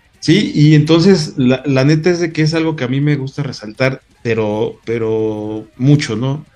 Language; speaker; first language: Spanish; native; Spanish